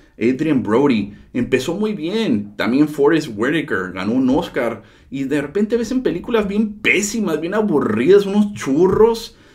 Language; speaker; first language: Spanish; early bilingual, heritage; Spanish